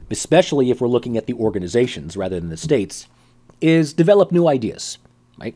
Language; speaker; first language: English; native; English